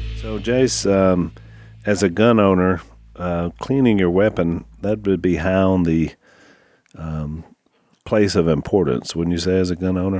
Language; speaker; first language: English; native; English